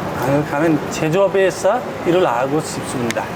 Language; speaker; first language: Korean; non-native, learner; Nepali